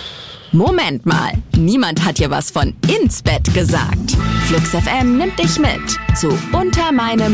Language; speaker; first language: German; native; German